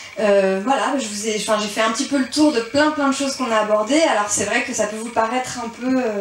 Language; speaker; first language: French; early bilingual, other home language; Persian